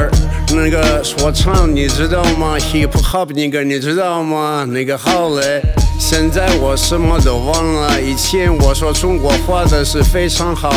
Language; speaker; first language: Chinese; non-native, learner; Russian